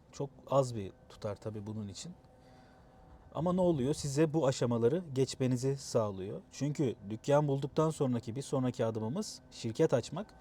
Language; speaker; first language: Turkish; native; Turkish